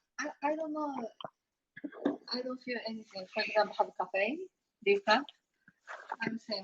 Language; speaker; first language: English; non-native, learner; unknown